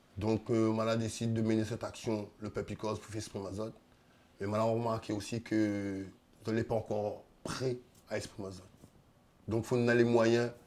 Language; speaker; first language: French; non-native, local second language; Réunion Creole French